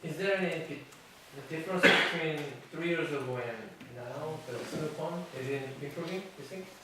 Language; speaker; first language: English; non-native, learner; Korean